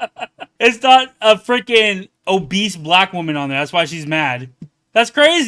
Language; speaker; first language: English; native; English